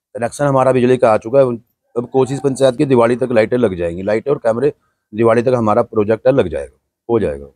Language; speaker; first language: Hindi; native; Hindi